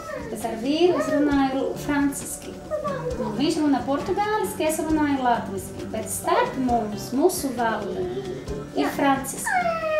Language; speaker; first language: Latvian; non-native, learner; Portuguese